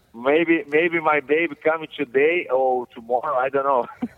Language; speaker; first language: English; non-native, learner; Portuguese